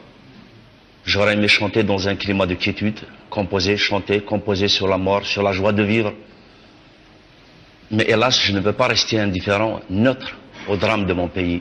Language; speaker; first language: French; non-native, local second language; Kabyle